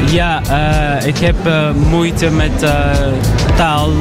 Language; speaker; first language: Dutch; non-native, learner; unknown